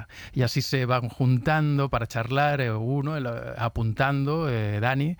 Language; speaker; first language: Spanish; native; Spanish